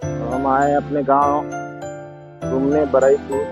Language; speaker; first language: Hindi; native; Hindi